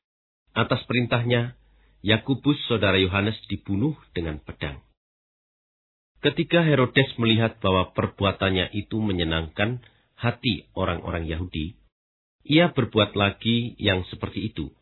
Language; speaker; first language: Indonesian; native; Indonesian